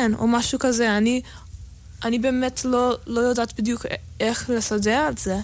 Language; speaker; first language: Hebrew; non-native, fluent; English